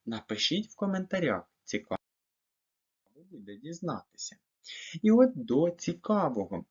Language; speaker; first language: Ukrainian; native; Ukrainian